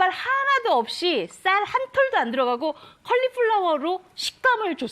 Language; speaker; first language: Korean; native; Korean